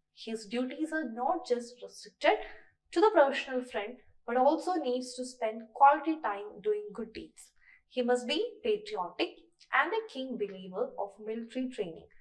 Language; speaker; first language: English; non-native, local second language; Malayalam